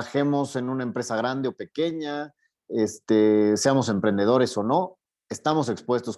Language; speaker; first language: Spanish; native; Spanish